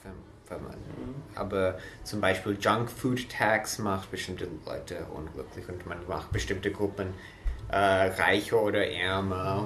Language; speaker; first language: German; non-native, fluent; English